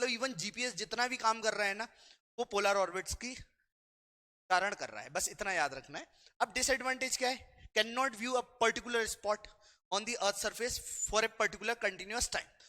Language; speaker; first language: Hindi; native; Hindi